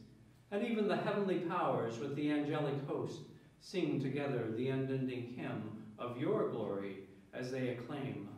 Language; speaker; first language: English; native; English